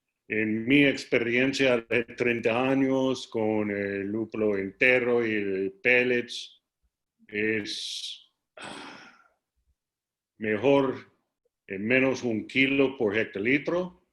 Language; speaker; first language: Spanish; non-native, learner; English